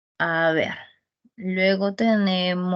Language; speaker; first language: Spanish; native; Spanish